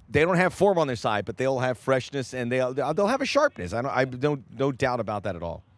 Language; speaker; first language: English; native; English